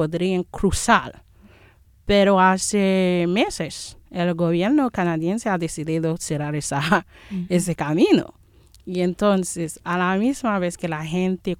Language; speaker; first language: Spanish; non-native, fluent; Haitian Creole